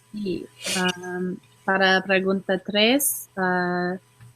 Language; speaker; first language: Spanish; non-native, learner; English